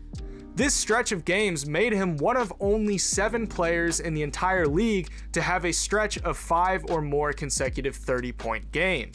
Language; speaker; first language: English; native; English